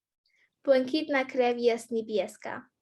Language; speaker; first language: Polish; non-native, learner; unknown